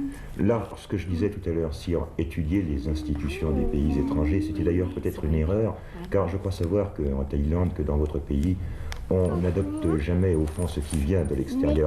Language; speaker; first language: French; native; French